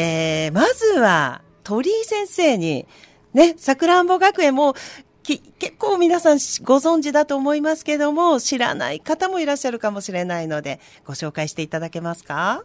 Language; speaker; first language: Japanese; native; Japanese